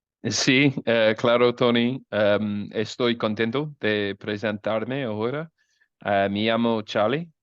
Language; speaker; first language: Spanish; non-native, learner; English